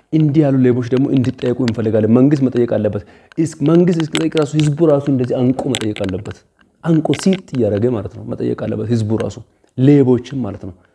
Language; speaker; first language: Amharic; non-native, local second language; Hadiyya